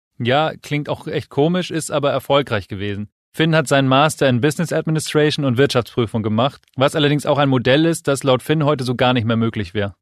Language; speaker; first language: German; native; German